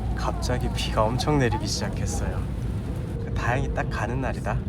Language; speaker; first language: Korean; native; Korean